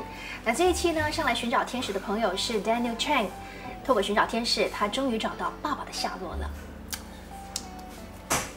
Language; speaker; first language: Chinese; native; Chinese